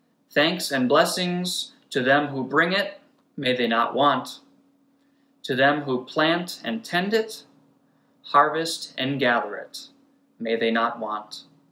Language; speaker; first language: English; native; English